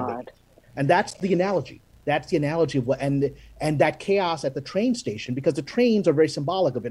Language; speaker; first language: English; non-native, local second language; Urdu